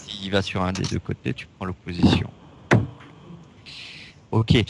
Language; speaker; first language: French; native; French